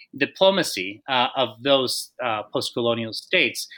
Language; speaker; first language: English; non-native, fluent; Spanish